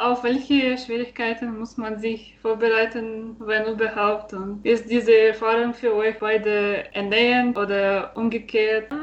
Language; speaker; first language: German; non-native, fluent; Russian